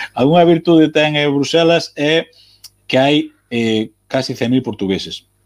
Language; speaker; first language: Galician; native; Galician